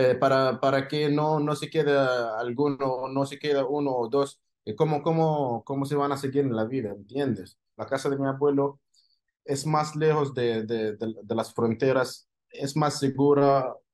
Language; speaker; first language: Spanish; non-native, fluent; Arabic